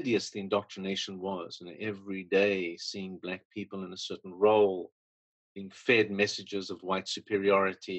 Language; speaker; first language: English; native; English